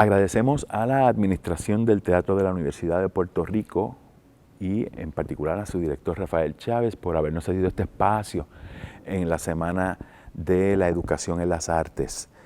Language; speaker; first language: Spanish; native; Spanish